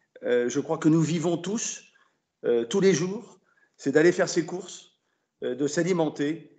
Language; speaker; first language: French; native; French